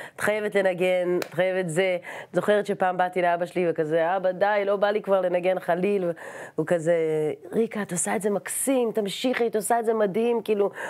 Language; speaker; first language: Hebrew; native; Hebrew